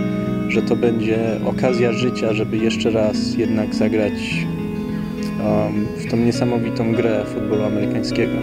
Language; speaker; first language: Polish; early bilingual, heritage; Polish